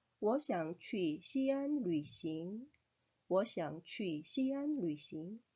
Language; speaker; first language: Chinese; non-native, fluent; Korean